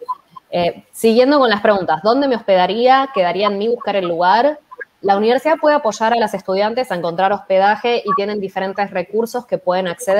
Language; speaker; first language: Spanish; native; Spanish